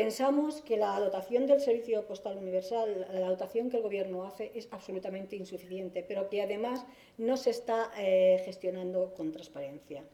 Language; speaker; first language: Spanish; native; Spanish